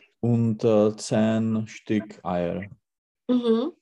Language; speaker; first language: German; non-native, learner; Czech